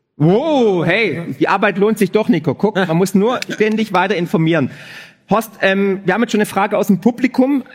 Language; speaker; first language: German; native; German